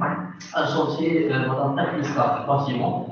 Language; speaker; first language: French; non-native, local second language; Arabic